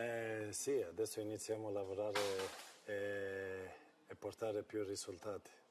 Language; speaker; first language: Italian; non-native, fluent; Swedish